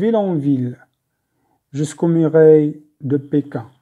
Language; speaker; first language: French; non-native, local second language; Arabic